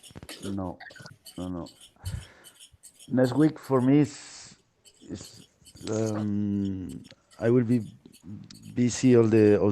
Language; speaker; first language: English; non-native, fluent; Spanish